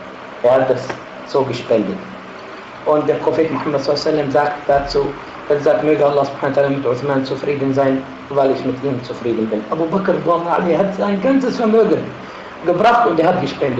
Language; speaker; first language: German; non-native, fluent; Arabic